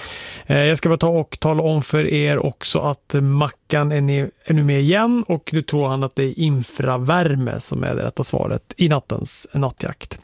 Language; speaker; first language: Swedish; native; Swedish